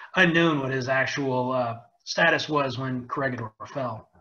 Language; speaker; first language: English; native; English